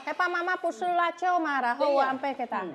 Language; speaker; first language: Chinese; non-native, learner; Indonesian